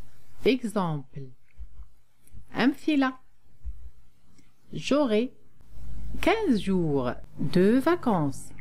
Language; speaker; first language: French; non-native, local second language; Arabic